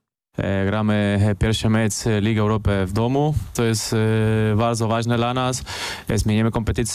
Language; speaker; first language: Polish; non-native, learner; Spanish